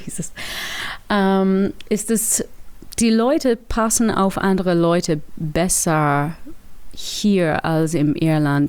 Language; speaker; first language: German; non-native, learner; English